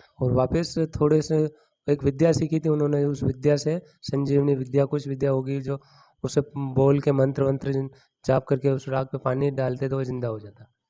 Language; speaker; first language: Hindi; non-native, local second language; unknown